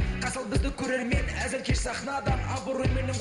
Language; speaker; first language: Kazakh; native; Kazakh